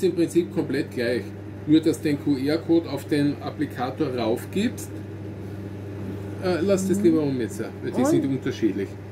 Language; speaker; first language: German; native; German